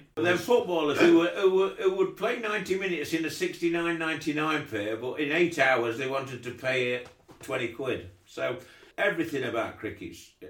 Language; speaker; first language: English; native; English